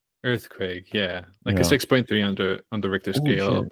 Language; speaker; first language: English; non-native, fluent; Croatian